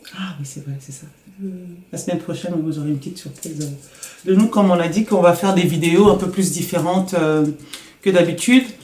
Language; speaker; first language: French; non-native, local second language; Lingala